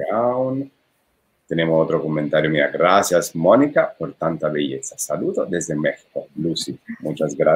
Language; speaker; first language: Spanish; non-native, fluent; Italian